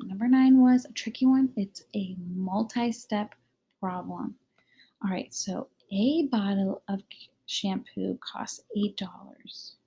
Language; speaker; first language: English; native; English